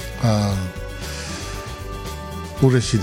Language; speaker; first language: Japanese; non-native, learner; Fijian